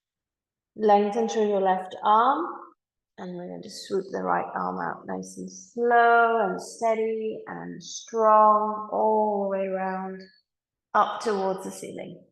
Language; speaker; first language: English; native; English